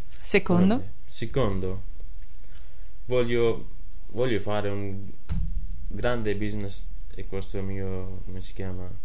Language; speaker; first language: Italian; non-native, learner; Punjabi